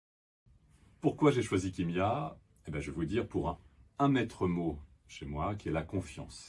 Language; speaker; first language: French; native; French